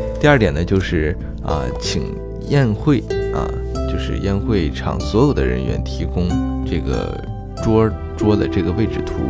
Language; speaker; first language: Chinese; native; Chinese